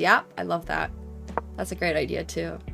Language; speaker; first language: English; native; English